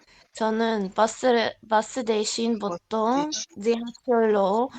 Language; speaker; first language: Korean; non-native, learner; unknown